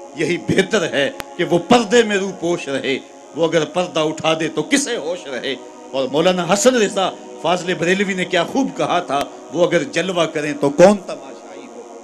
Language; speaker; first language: Urdu; non-native, local second language; Punjabi